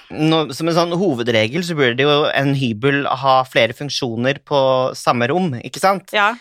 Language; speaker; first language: Norwegian; native; Norwegian